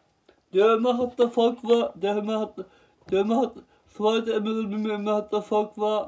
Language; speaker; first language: German; non-native, learner; Turkish